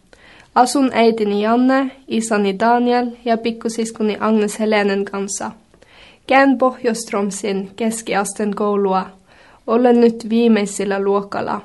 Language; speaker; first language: Finnish; non-native, learner; Norwegian